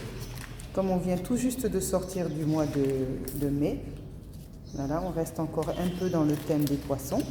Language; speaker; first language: French; native; French